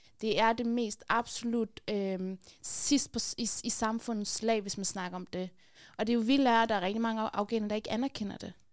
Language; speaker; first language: Danish; early bilingual, other home language; Persian